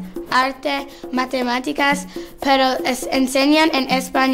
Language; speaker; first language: Spanish; non-native, local second language; English